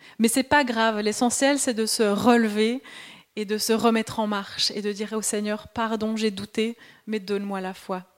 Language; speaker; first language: French; native; French